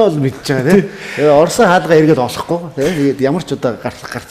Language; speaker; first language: Mongolian; native; Mongolian